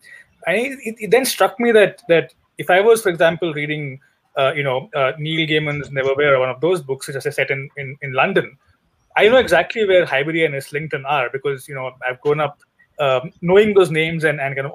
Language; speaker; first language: English; non-native, local second language; Hindi